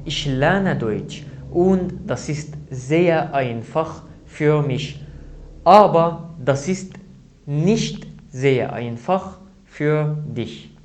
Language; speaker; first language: German; non-native, learner; Arabic